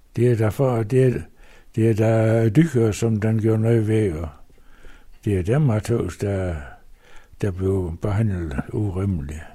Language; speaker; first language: Danish; native; Danish